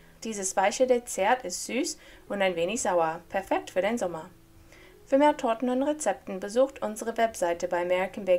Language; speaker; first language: German; non-native, fluent; English